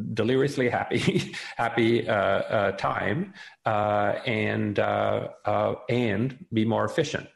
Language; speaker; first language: English; native; English